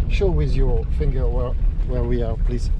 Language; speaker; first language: English; non-native, learner; French